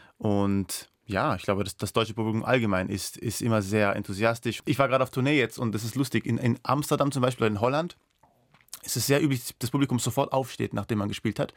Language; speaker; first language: German; non-native, local second language; Persian